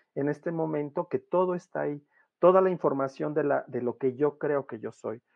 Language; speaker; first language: Spanish; native; Spanish